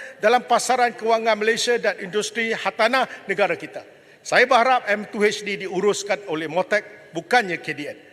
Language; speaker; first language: Malay; non-native, local second language; Chinese